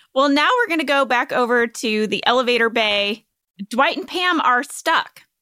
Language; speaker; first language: English; native; English